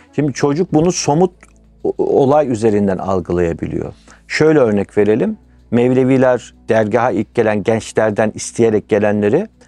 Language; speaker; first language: Turkish; native; Turkish